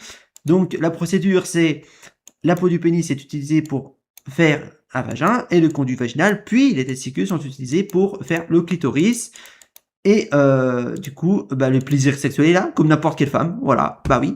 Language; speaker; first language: French; native; French